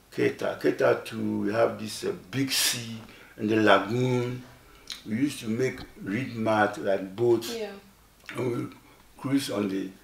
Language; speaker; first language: English; non-native, local second language; Ewe